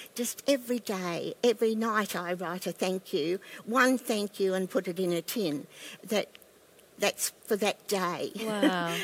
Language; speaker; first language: English; native; English